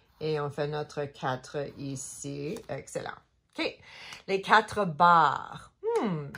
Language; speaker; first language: French; non-native, learner; English